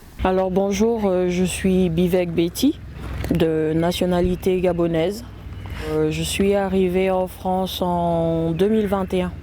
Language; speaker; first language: French; non-native, fluent; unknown